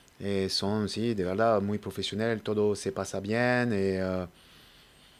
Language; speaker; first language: Spanish; non-native, learner; French